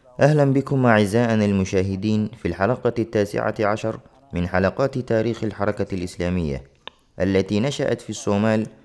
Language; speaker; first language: Arabic; non-native, local second language; Somali